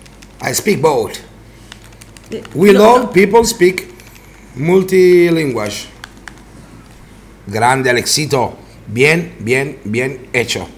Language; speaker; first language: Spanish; non-native, fluent; Italian